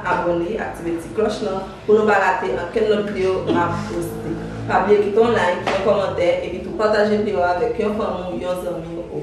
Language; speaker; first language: French; non-native, learner; Haitian Creole